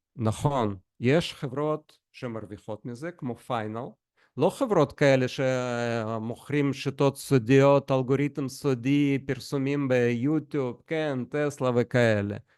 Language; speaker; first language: Hebrew; non-native, fluent; Russian